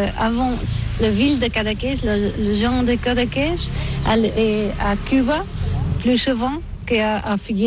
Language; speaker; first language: French; non-native, learner; Catalan